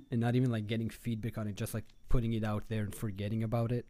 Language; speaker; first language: English; non-native, fluent; Hebrew